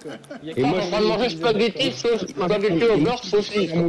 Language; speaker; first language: French; native; French